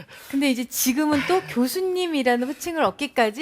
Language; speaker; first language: Korean; native; Korean